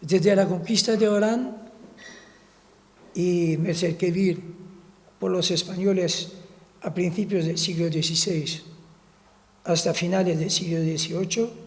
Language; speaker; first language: Spanish; non-native, fluent; Arabic